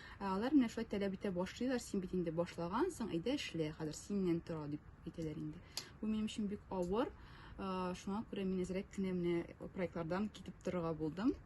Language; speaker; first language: Tatar; non-native, local second language; Russian